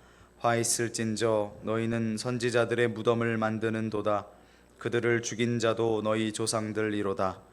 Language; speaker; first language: Korean; native; Korean